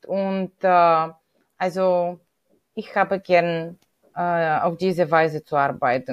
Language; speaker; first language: German; non-native, fluent; Bulgarian